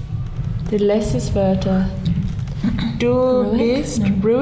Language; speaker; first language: German; non-native, learner; English